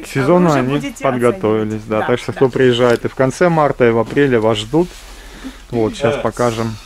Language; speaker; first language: Russian; native; Russian